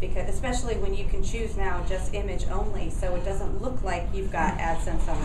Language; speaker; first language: English; native; English